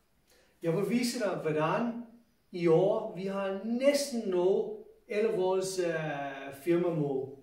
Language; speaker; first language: Danish; non-native, fluent; English